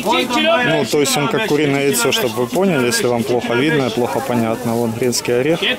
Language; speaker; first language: Russian; native; Russian